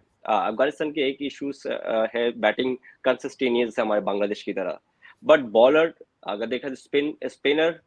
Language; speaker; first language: Hindi; non-native, fluent; Bangla